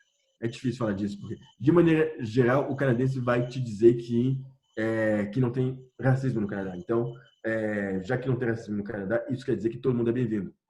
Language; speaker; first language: Portuguese; non-native, fluent; French